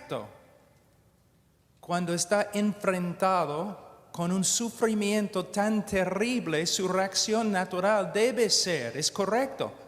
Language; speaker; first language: Spanish; non-native, fluent; English